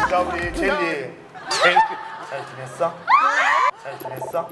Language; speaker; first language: Korean; native; Korean